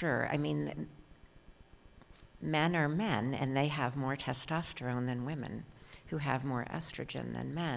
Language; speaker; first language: English; native; English